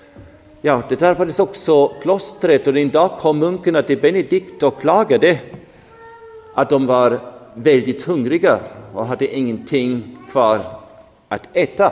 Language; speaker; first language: Swedish; non-native, fluent; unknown